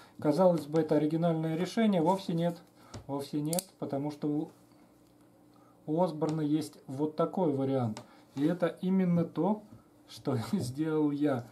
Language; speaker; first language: Russian; native; Russian